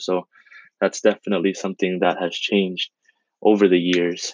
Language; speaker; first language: English; non-native, local second language; Iloko